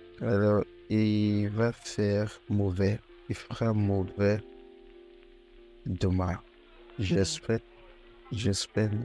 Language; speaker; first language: French; non-native, fluent; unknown